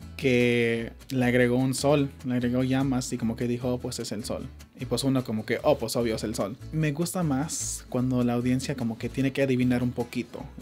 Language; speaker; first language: Spanish; early bilingual, heritage; Spanish